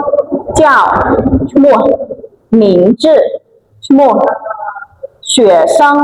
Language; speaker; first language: Chinese; non-native, fluent; Khmer